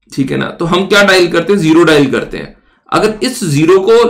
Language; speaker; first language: Hindi; native; Hindi